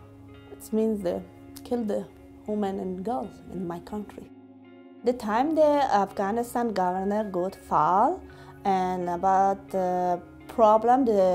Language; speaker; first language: English; non-native, learner; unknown